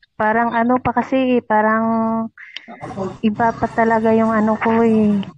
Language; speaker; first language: Filipino; non-native, local second language; Cebuano